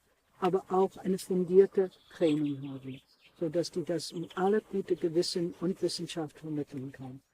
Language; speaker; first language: German; non-native, fluent; English